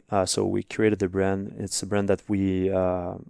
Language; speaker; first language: English; non-native, fluent; French